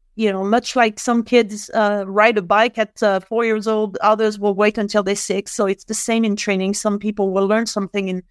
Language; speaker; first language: English; non-native, fluent; French